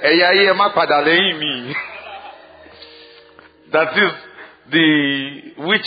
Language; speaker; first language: English; non-native, local second language; Yoruba